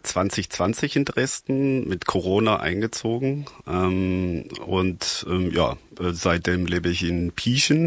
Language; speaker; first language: German; non-native, fluent; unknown